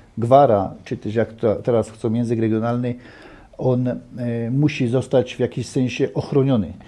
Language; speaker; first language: Polish; native; Polish